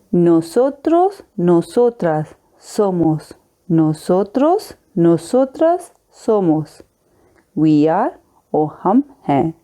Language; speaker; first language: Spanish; non-native, fluent; Hindi